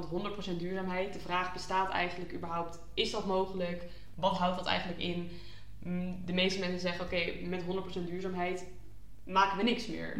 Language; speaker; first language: Dutch; native; Dutch